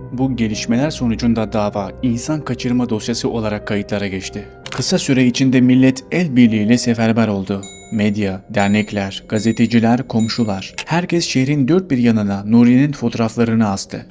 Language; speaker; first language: Turkish; native; Turkish